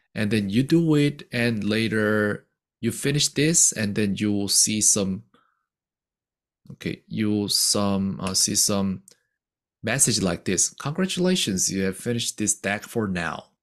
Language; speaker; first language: English; non-native, fluent; Korean